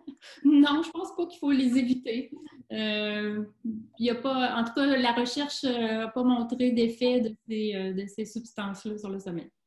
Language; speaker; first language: French; native; French